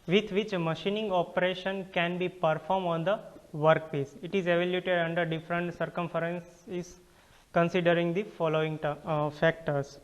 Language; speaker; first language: English; non-native, local second language; Gujarati